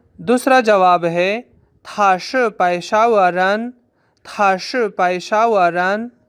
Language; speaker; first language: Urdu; non-native, local second language; Pashto